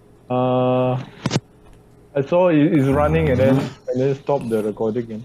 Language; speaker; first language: English; non-native, learner; Chinese